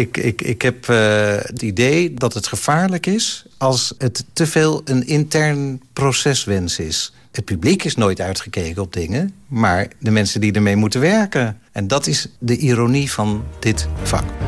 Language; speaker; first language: Dutch; native; Dutch